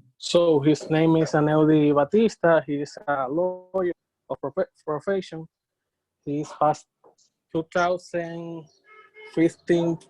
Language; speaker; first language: English; non-native, learner; Spanish